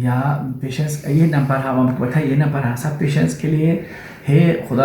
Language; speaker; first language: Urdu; non-native, learner; Persian